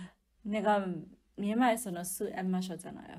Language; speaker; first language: Korean; non-native, learner; Burmese